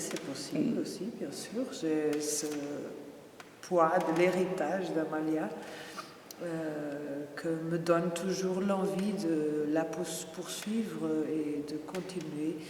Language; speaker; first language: French; non-native, fluent; Portuguese